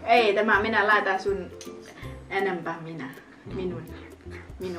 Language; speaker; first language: Finnish; non-native, learner; Thai